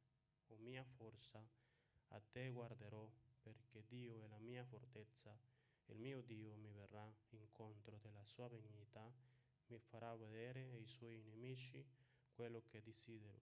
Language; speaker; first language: Italian; non-native, fluent; Spanish